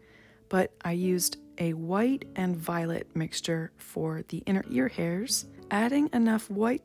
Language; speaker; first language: English; native; English